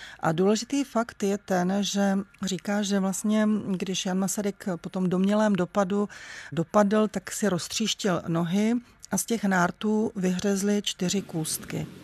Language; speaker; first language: Czech; native; Czech